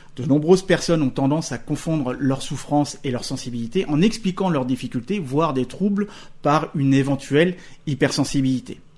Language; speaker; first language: French; native; French